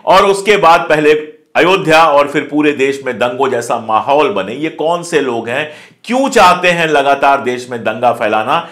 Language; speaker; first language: Hindi; native; Hindi